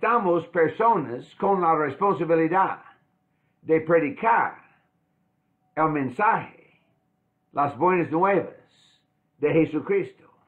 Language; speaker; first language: Spanish; non-native, fluent; English